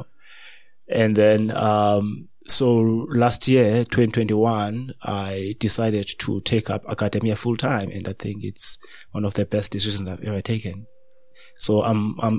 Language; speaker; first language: English; non-native, local second language; Xhosa